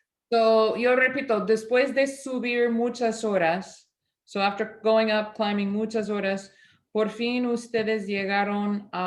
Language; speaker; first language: Spanish; non-native, fluent; English